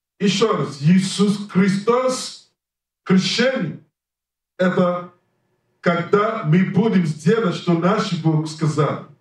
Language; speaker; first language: Russian; non-native, learner; English